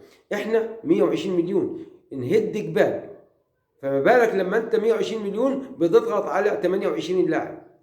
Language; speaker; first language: Arabic; native; Arabic